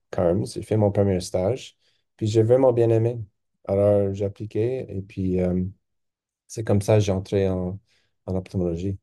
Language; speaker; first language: French; non-native, local second language; English